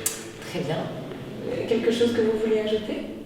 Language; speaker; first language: French; native; French